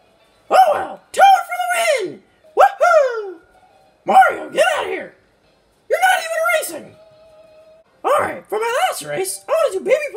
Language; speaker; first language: English; native; English